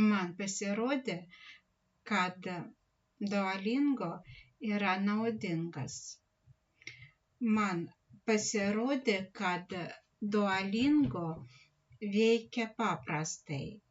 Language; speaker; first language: Lithuanian; non-native, learner; Russian